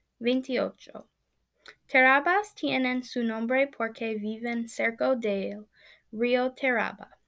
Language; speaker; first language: Spanish; non-native, learner; English